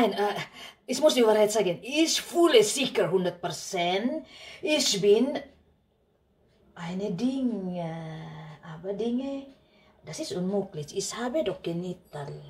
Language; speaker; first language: German; non-native, learner; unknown